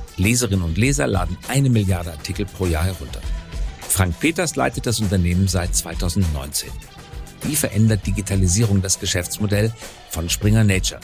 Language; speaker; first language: German; native; German